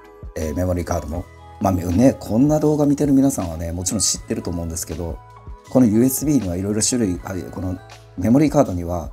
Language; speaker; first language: Japanese; native; Japanese